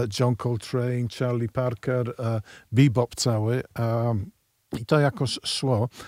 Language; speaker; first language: Polish; non-native, fluent; English